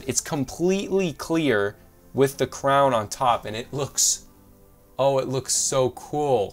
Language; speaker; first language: English; native; English